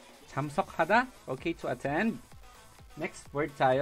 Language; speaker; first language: English; non-native, local second language; Filipino